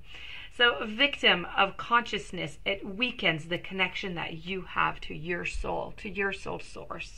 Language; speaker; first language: English; non-native, local second language; French